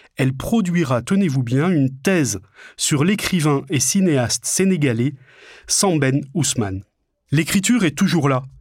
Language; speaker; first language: French; native; French